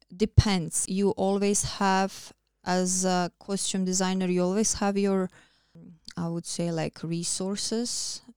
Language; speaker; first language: English; non-native, fluent; Croatian